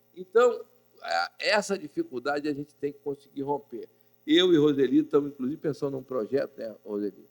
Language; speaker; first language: Portuguese; native; Portuguese